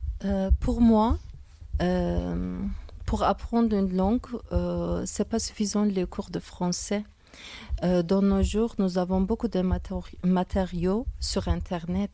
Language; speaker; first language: French; non-native, fluent; Turkish